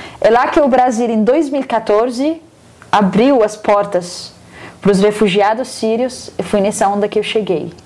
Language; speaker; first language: Portuguese; non-native, fluent; Arabic